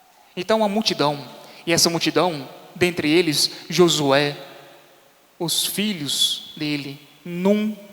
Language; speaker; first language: Portuguese; native; Portuguese